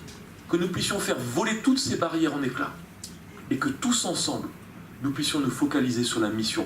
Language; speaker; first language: French; native; French